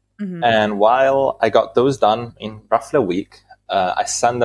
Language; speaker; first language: English; non-native, fluent; Italian